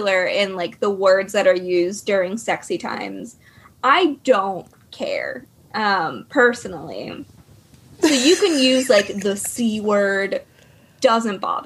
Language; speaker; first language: English; native; English